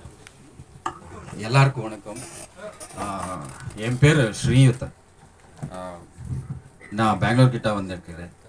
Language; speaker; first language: Tamil; non-native, learner; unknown